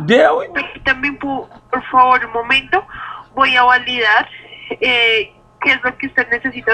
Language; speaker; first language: Spanish; native; Spanish